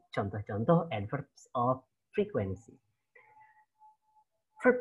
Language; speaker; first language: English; non-native, fluent; Indonesian